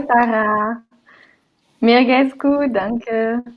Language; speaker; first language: German; non-native, learner; French